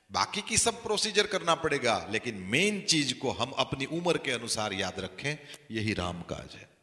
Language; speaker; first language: Hindi; non-native, local second language; Gujarati